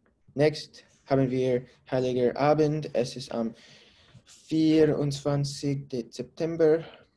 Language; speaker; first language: German; non-native, learner; English